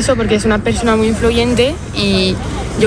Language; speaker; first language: Spanish; non-native, fluent; French